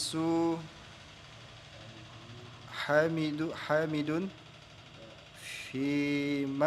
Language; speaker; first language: Arabic; non-native, learner; Indonesian